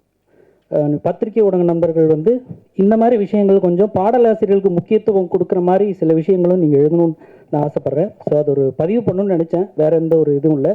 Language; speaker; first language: Tamil; native; Tamil